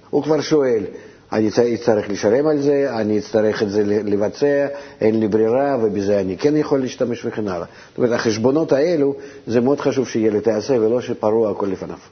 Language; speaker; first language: Hebrew; non-native, fluent; Russian